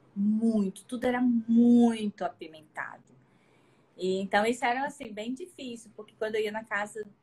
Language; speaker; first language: Portuguese; native; Portuguese